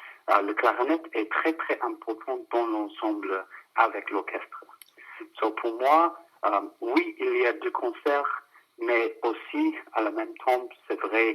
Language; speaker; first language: French; non-native, fluent; English